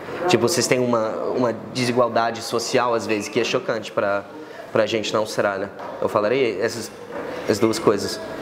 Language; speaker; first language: Portuguese; non-native, fluent; English